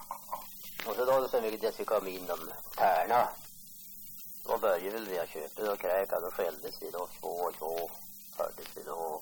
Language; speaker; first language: Swedish; native; Swedish